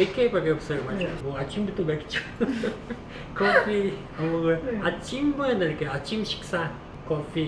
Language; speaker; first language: Korean; non-native, learner; Portuguese